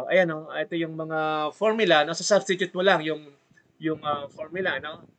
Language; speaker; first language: Filipino; native; Filipino